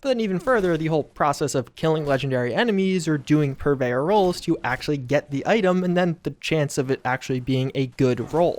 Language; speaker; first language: English; native; English